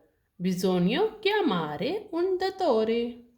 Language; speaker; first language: Italian; non-native, learner; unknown